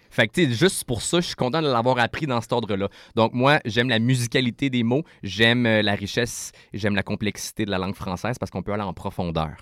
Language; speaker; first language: French; native; French